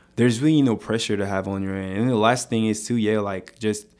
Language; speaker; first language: English; non-native, fluent; French